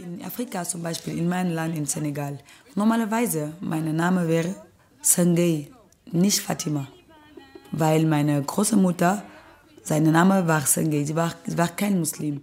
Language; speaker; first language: German; non-native, learner; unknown